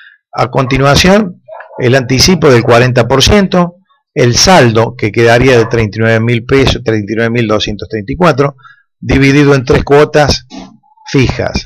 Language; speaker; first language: Spanish; native; Spanish